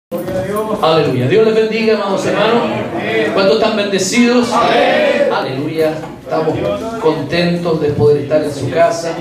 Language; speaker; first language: Spanish; native; Spanish